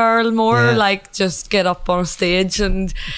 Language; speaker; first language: English; native; English